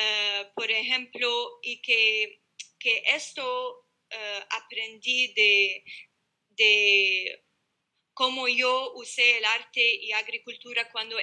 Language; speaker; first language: Spanish; non-native, learner; Arabic